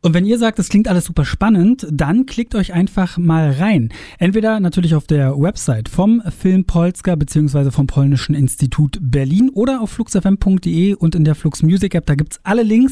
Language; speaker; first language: German; native; German